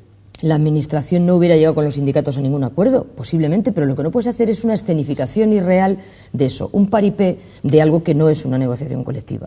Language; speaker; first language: Spanish; native; Spanish